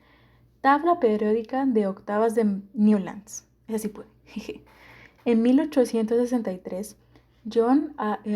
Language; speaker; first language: Spanish; native; Spanish